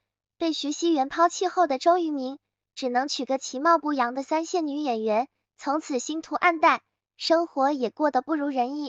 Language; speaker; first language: Chinese; native; Chinese